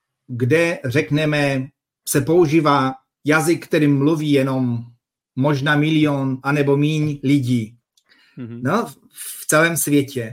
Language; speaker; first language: Czech; non-native, fluent; Polish